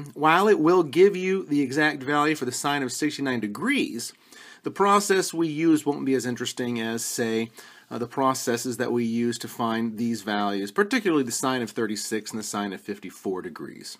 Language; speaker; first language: English; native; English